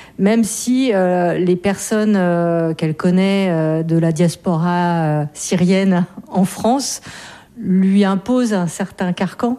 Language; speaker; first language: French; native; French